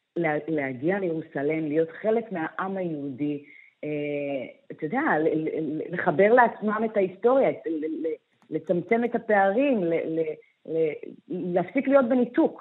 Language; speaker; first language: Hebrew; early bilingual, other home language; Amharic